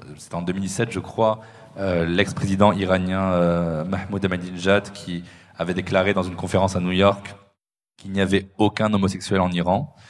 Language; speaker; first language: French; native; French